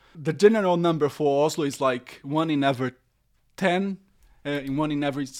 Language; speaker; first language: English; non-native, fluent; Portuguese